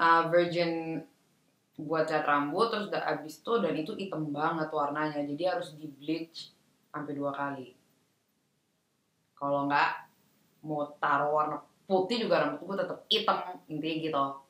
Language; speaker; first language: Indonesian; early bilingual, heritage; Indonesian